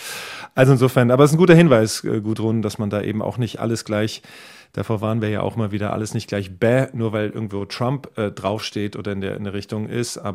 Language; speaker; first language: German; native; German